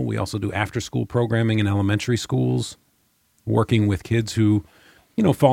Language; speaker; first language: English; native; English